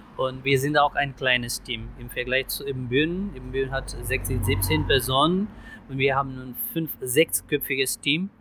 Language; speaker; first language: German; non-native, fluent; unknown